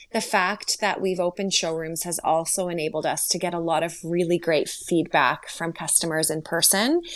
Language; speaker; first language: English; early bilingual, other home language; Slovak